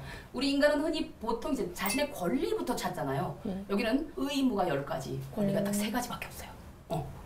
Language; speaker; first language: Korean; native; Korean